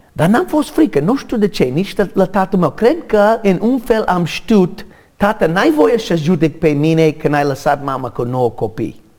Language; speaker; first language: Romanian; non-native, learner; English